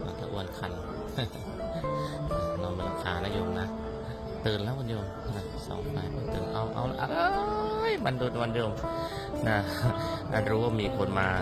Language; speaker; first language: Thai; native; Thai